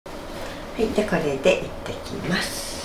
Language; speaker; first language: Japanese; native; Japanese